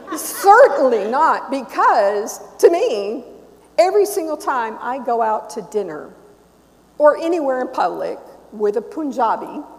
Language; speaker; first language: English; native; English